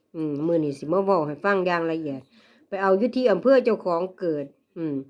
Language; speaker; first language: Thai; native; Thai